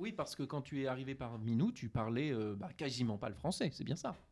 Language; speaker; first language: French; native; French